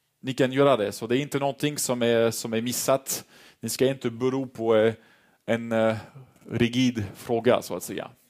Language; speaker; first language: Swedish; non-native, fluent; French